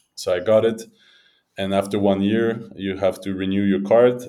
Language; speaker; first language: English; native; English